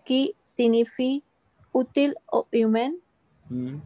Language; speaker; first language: French; non-native, learner; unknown